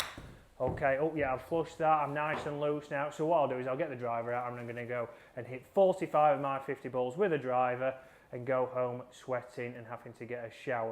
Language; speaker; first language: English; native; English